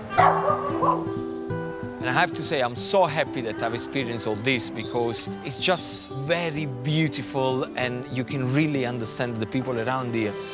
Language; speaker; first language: English; non-native, fluent; Italian